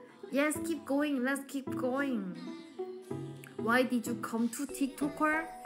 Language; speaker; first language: English; non-native, learner; Korean